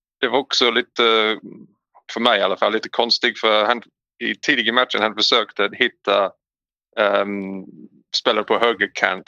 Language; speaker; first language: Swedish; non-native, learner; English